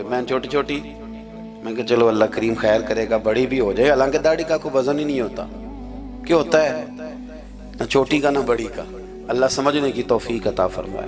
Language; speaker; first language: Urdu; non-native, local second language; Punjabi